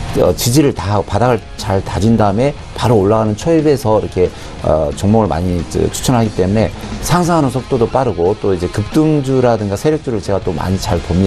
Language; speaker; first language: Korean; native; Korean